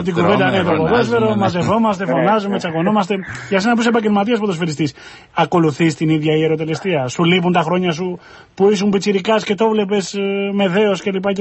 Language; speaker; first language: Greek; native; Greek